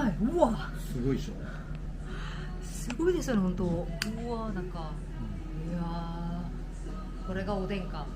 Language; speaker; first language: Japanese; non-native, learner; Korean